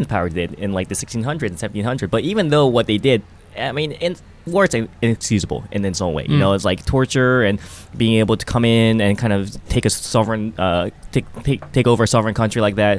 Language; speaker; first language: English; non-native, local second language; Japanese